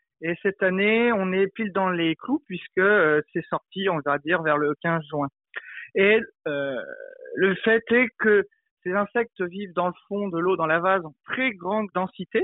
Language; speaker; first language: French; native; French